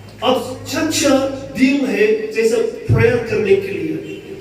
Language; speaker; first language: Hindi; non-native, local second language; Bodo